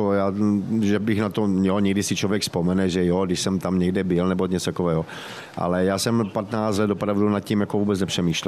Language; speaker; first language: Czech; native; Czech